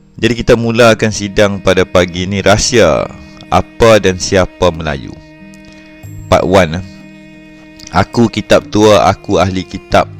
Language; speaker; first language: Malay; native; Malay